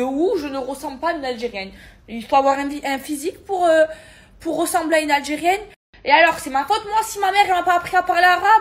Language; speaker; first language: French; native; French